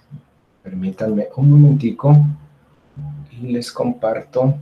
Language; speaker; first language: Spanish; native; Spanish